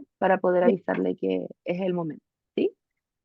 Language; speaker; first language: Spanish; native; Spanish